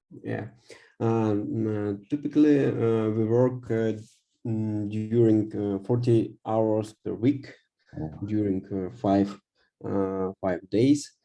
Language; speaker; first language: English; non-native, learner; Russian